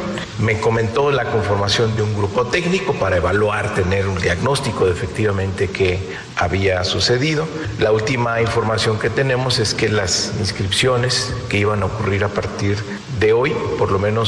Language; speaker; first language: Spanish; native; Spanish